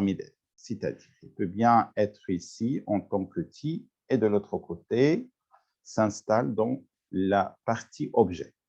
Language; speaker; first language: French; non-native, local second language; Arabic